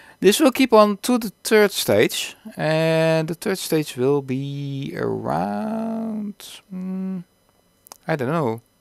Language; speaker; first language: English; non-native, fluent; Dutch